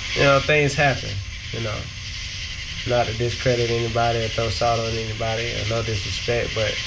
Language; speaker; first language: English; native; English